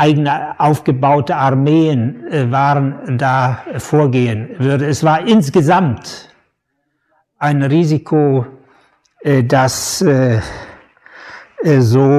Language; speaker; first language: German; native; German